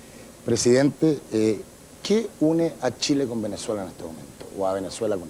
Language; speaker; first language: Spanish; native; Spanish